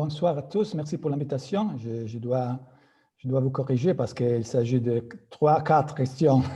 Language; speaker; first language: French; non-native, fluent; Italian